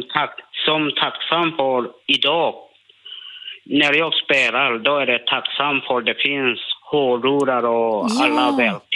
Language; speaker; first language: Swedish; non-native, learner; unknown